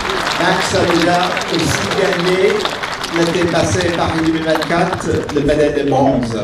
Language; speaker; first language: French; non-native, fluent; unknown